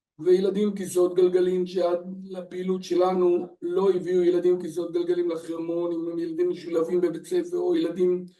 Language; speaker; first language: Hebrew; native; Hebrew